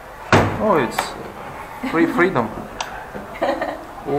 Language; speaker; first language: English; non-native, learner; Russian